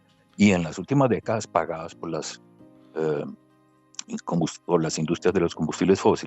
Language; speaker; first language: Spanish; native; Spanish